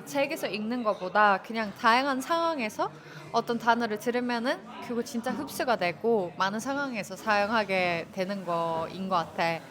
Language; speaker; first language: Korean; non-native, fluent; Norwegian